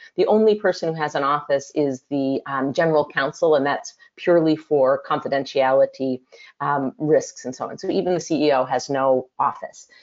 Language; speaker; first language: English; native; English